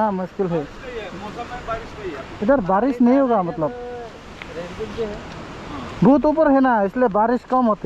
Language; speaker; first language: Hindi; non-native, local second language; Bangla